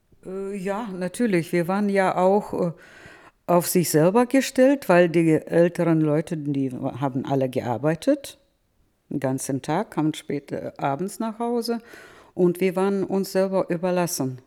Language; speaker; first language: German; early bilingual, heritage; German